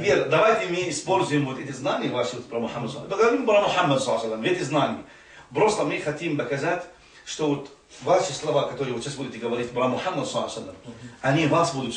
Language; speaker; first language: Russian; non-native, fluent; Arabic